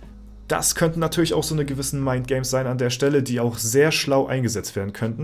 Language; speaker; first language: German; native; German